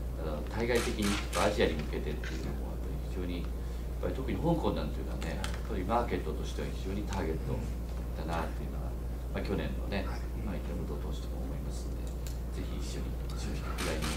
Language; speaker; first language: Japanese; native; Japanese